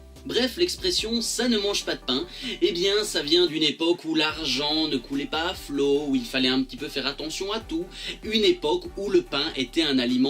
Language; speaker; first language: French; native; French